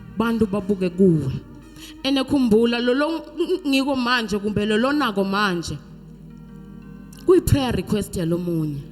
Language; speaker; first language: Zulu; non-native, local second language; Swati